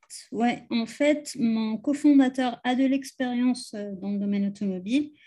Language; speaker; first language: French; non-native, local second language; Arabic